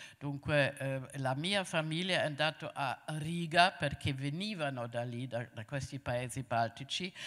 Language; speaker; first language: Italian; non-native, fluent; German